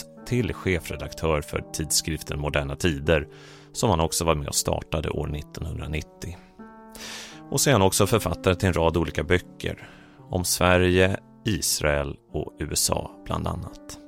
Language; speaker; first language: Swedish; native; Swedish